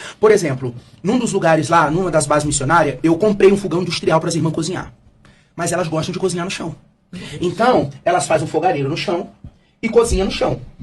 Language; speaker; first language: Portuguese; native; Portuguese